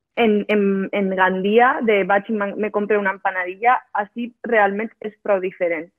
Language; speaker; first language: Catalan; native; Catalan